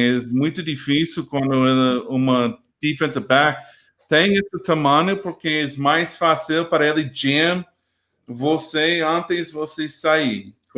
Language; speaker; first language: Portuguese; non-native, learner; English